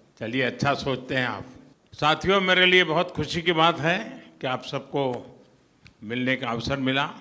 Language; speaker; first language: Hindi; non-native, local second language; Gujarati